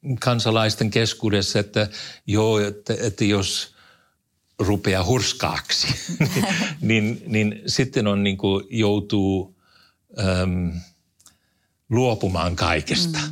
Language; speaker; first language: Finnish; non-native, fluent; English